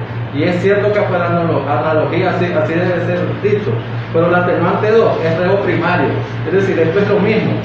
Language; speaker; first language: Spanish; native; Spanish